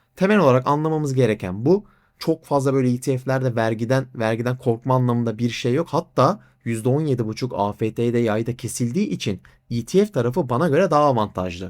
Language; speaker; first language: Turkish; native; Turkish